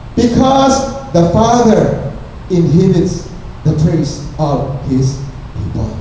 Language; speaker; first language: English; non-native, local second language; Filipino